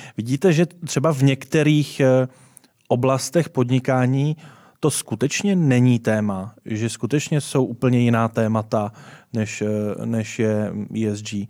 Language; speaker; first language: Czech; native; Czech